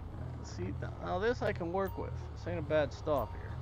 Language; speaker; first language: English; native; English